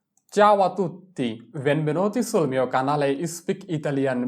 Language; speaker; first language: Italian; non-native, fluent; Bangla